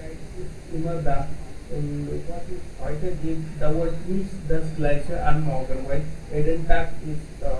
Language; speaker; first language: German; non-native, learner; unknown